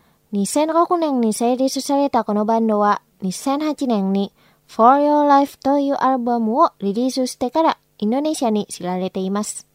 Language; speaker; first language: Japanese; non-native, fluent; Indonesian